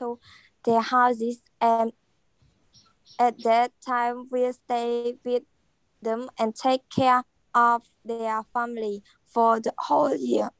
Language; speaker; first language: English; non-native, learner; Khmer